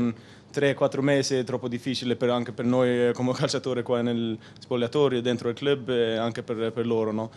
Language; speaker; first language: Italian; non-native, learner; Spanish